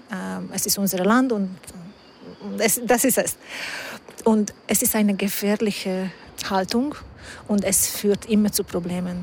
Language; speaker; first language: German; non-native, fluent; Hungarian